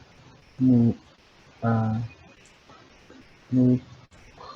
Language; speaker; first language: French; non-native, learner; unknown